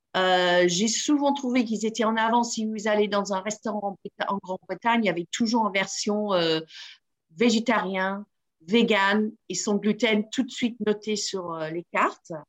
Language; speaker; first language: French; non-native, fluent; English